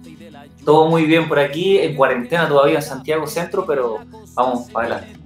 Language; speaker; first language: Spanish; native; Spanish